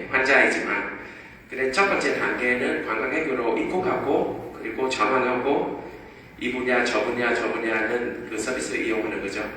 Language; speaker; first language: Korean; non-native, fluent; Vietnamese